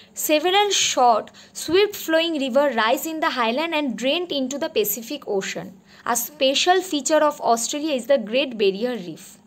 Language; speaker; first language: English; non-native, local second language; Bangla